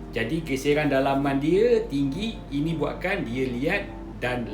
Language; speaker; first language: Malay; native; Malay